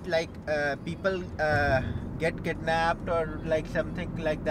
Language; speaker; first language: English; non-native, local second language; Hindi